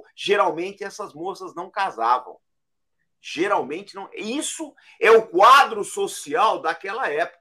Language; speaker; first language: Portuguese; native; Portuguese